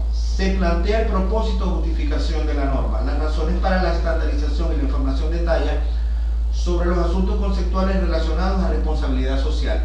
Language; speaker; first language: Spanish; native; Spanish